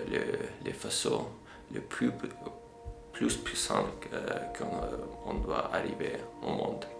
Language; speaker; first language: French; non-native, fluent; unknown